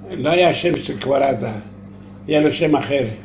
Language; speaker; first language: Hebrew; non-native, learner; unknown